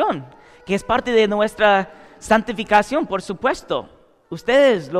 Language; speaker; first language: Spanish; non-native, learner; English